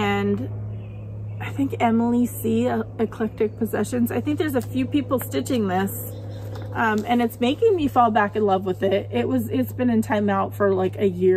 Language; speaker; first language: English; native; English